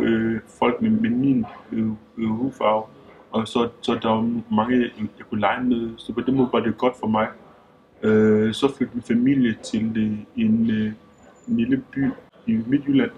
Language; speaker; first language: Danish; early bilingual, other home language; Lingala